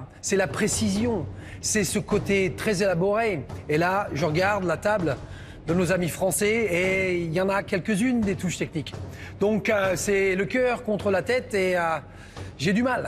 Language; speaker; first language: French; native; French